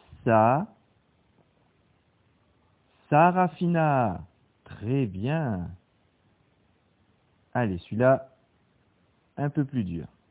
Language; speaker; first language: French; native; French